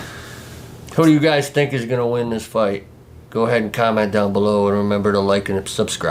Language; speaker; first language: English; native; English